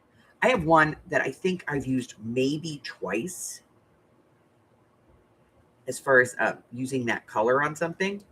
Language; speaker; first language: English; native; English